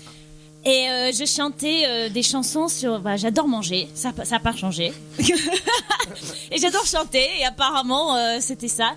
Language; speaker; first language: French; non-native, fluent; English